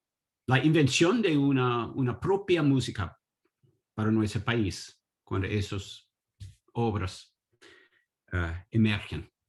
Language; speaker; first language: Spanish; non-native, learner; English